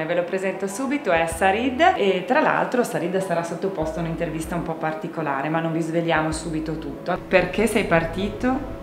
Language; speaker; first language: Italian; native; Italian